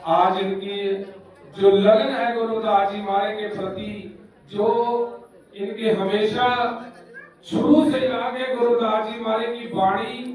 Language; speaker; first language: Hindi; non-native, local second language; Punjabi